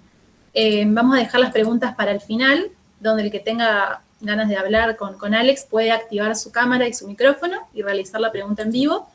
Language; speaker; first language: Spanish; native; Spanish